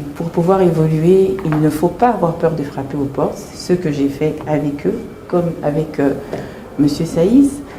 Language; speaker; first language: French; early bilingual, other home language; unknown